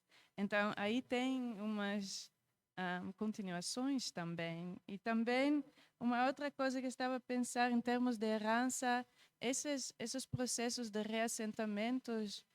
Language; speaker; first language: Portuguese; non-native, fluent; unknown